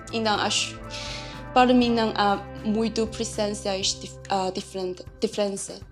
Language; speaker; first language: Portuguese; non-native, learner; Chinese